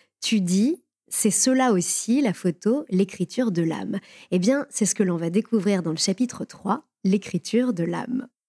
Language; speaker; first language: French; native; French